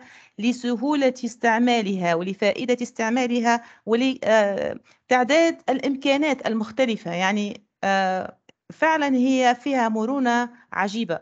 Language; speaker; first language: Arabic; native; Arabic